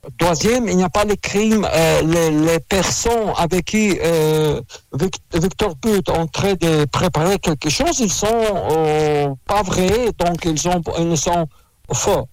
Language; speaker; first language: French; non-native, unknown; Russian